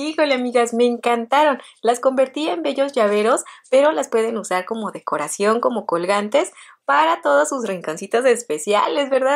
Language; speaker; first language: Spanish; native; Spanish